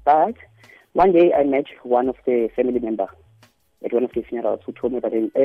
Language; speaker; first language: English; non-native, local second language; Zulu